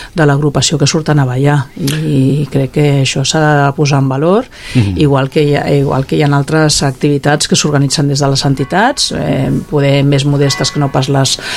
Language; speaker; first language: Catalan; native; Catalan